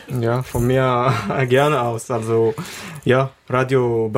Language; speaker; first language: German; non-native, learner; Arabic